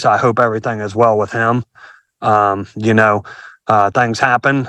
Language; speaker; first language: English; native; English